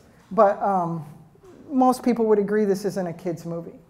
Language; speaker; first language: English; native; English